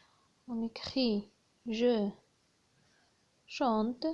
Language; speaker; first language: French; non-native, learner; Arabic